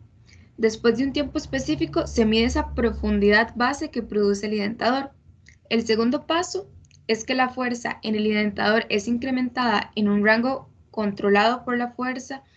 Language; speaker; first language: Spanish; native; Spanish